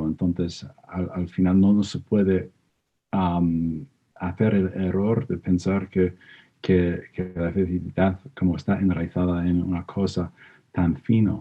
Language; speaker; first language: Spanish; non-native, fluent; English